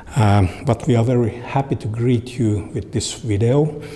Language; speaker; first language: English; non-native, fluent; Finnish